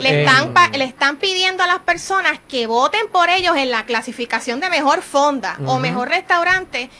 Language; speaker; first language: Spanish; native; Spanish